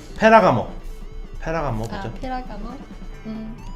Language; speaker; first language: Korean; native; Korean